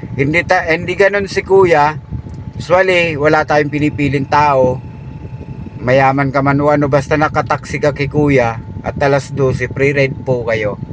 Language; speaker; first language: Filipino; non-native, local second language; Bikol